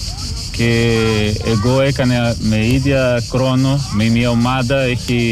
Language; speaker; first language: Greek; non-native, learner; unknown